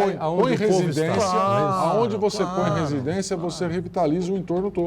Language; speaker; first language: Portuguese; native; Portuguese